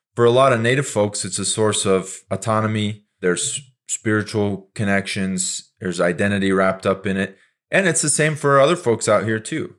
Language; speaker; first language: English; native; English